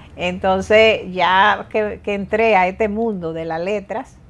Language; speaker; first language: Spanish; native; Spanish